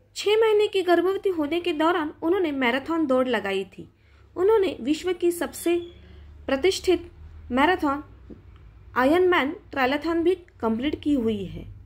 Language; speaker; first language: Hindi; non-native, local second language; Marathi